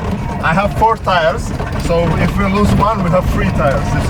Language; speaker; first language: English; non-native, learner; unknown